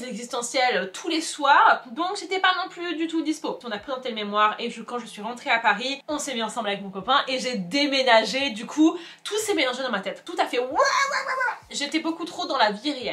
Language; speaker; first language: French; native; French